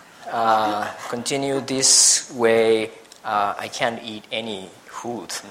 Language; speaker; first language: English; non-native, fluent; Japanese